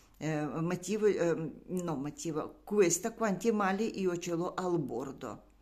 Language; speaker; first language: Italian; non-native, learner; Russian